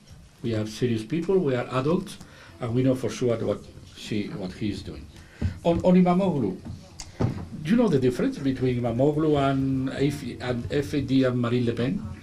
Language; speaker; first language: English; non-native, fluent; Spanish